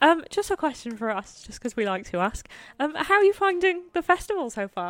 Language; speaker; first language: English; native; English